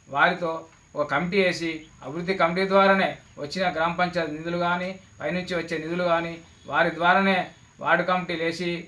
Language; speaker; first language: Telugu; native; Telugu